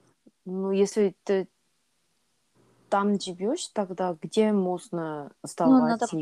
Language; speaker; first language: Russian; non-native, learner; Korean